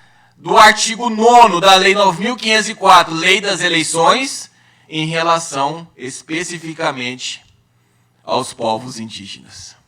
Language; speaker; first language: Portuguese; native; Portuguese